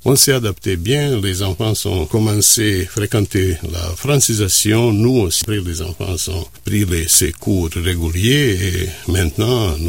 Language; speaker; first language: French; non-native, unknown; Bosnian